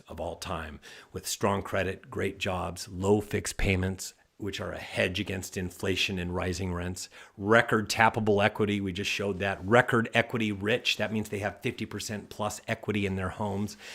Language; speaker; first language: English; native; English